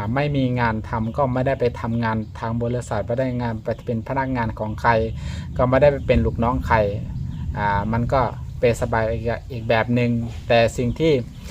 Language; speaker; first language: Thai; native; Thai